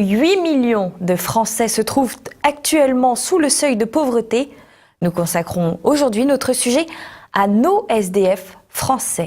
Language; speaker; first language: French; native; French